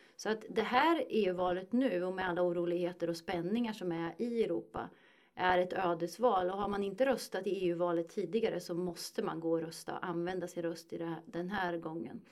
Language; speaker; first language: Swedish; native; Swedish